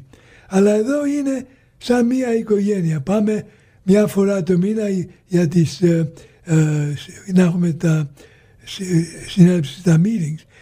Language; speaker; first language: Greek; early bilingual, heritage; Greek